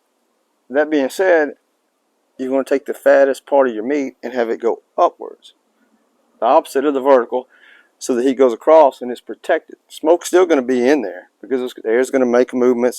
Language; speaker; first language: English; native; English